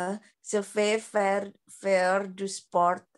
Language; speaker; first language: French; non-native, learner; Indonesian